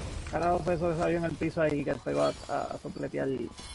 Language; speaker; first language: Spanish; native; Spanish